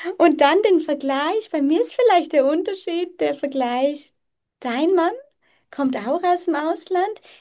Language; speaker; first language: German; early bilingual, heritage; German